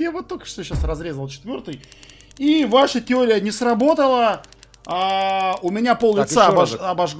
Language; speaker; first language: Russian; native; Russian